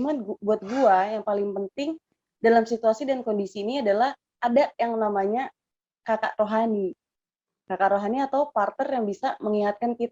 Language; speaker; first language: Indonesian; native; Indonesian